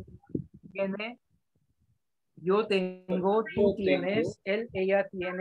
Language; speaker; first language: Spanish; non-native, learner; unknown